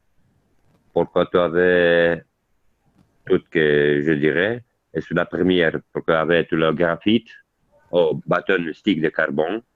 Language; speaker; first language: French; non-native, learner; Italian